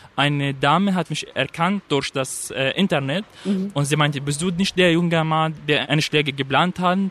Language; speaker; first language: German; non-native, fluent; Arabic